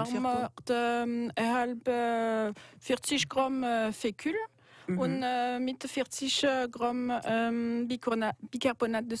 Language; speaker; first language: German; non-native, local second language; French